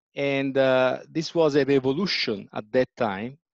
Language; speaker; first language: English; non-native, fluent; Italian